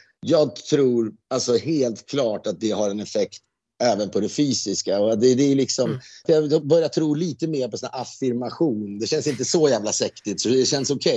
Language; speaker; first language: Swedish; native; Swedish